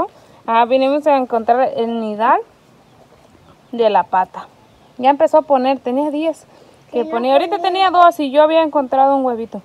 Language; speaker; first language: Spanish; native; Spanish